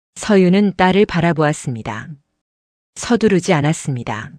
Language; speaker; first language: Korean; native; Korean